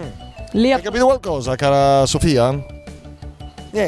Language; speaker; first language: Italian; native; Italian